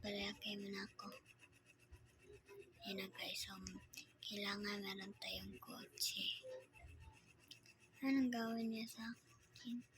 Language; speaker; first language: Filipino; non-native, local second language; Cebuano